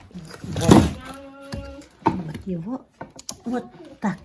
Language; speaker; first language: Russian; non-native, local second language; Yakut